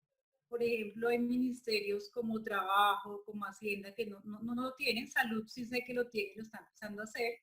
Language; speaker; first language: Spanish; native; Spanish